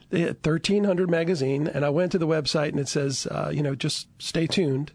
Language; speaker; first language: English; native; English